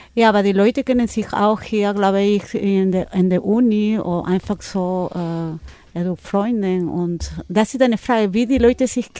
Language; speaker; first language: German; non-native, fluent; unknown